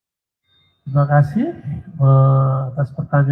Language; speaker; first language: Indonesian; native; Indonesian